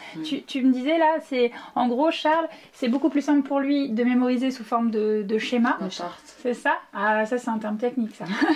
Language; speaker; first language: French; native; French